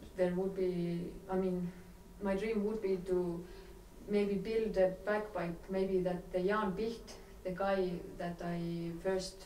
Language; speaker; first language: English; non-native, fluent; Estonian